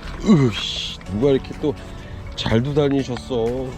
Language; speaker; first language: Korean; native; Korean